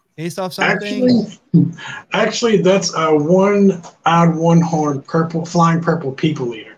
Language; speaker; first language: English; native; English